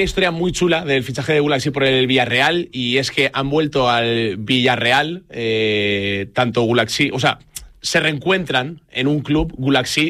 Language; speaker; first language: Spanish; native; Spanish